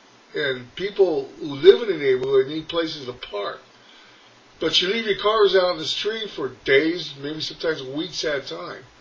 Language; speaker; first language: English; native; English